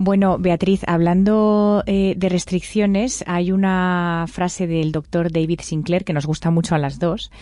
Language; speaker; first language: Spanish; native; Spanish